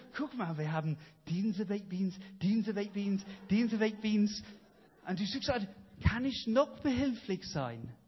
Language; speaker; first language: German; non-native, fluent; English